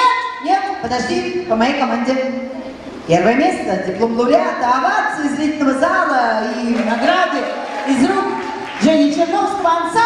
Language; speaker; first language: Russian; native; Russian